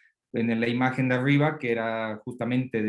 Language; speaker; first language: Spanish; native; Spanish